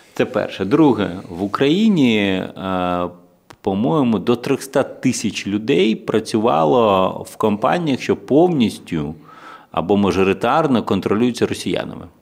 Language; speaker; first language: Ukrainian; non-native, local second language; Russian